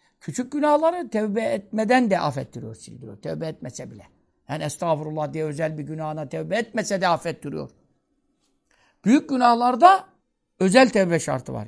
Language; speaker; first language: Turkish; native; Turkish